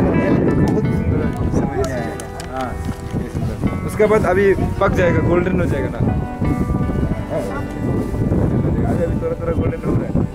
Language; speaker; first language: Hindi; non-native, local second language; Manipuri